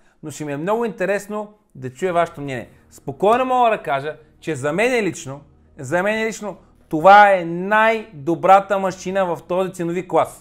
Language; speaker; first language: Bulgarian; native; Bulgarian